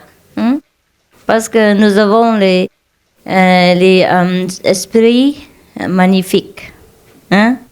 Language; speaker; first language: French; non-native, fluent; Vietnamese